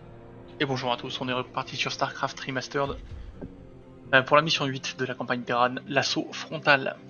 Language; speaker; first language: French; native; French